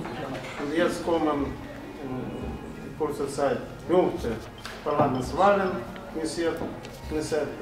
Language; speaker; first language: German; non-native, learner; Russian